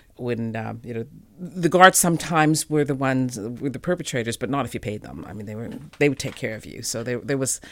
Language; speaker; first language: English; native; English